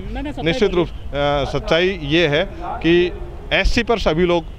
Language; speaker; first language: Hindi; native; Hindi